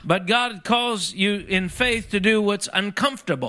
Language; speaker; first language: English; native; English